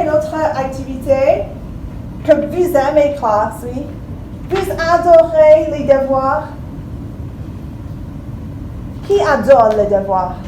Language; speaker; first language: French; non-native, fluent; English